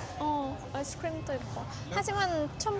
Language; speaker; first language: Korean; non-native, learner; Vietnamese